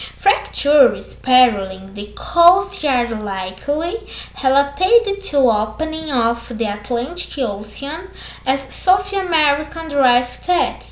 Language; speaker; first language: English; non-native, fluent; Portuguese